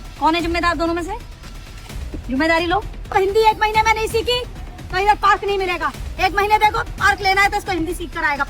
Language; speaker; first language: Hindi; native; Hindi